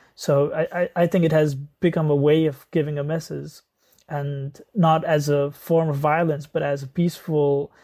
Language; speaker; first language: English; non-native, local second language; Nepali